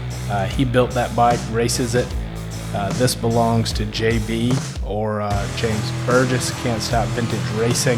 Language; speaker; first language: English; native; English